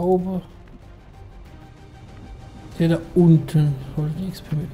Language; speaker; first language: German; native; German